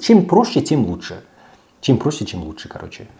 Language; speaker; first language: Russian; non-native, local second language; Kazakh